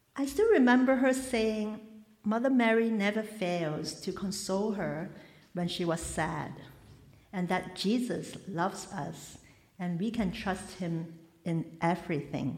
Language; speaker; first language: English; non-native, local second language; Cantonese